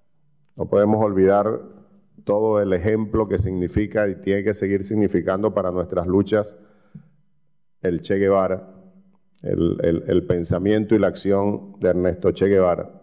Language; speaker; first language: Spanish; native; Spanish